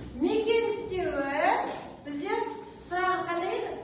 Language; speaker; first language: Turkish; non-native, learner; Kazakh